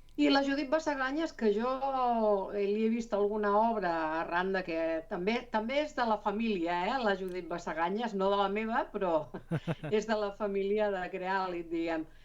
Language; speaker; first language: Catalan; native; Catalan